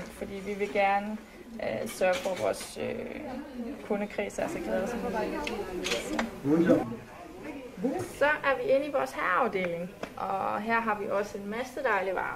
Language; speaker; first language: Danish; native; Danish